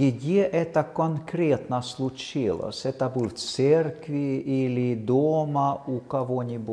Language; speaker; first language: Russian; non-native, fluent; Swedish